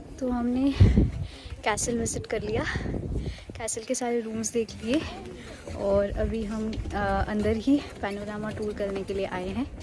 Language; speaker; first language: Hindi; native; Hindi